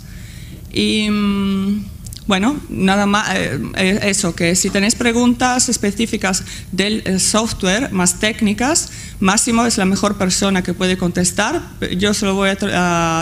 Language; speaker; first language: Spanish; non-native, fluent; Italian